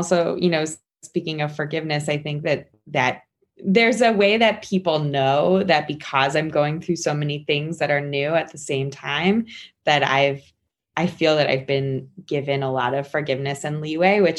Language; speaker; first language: English; native; English